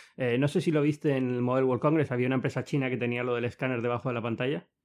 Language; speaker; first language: Spanish; native; Spanish